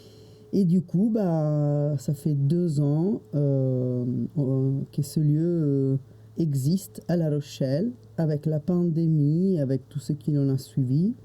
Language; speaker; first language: French; non-native, fluent; Italian